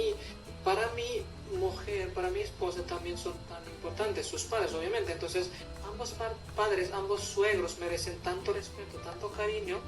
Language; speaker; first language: Spanish; non-native, fluent; Hindi